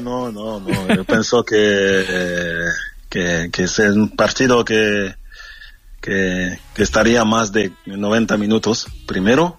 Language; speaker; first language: Spanish; non-native, learner; French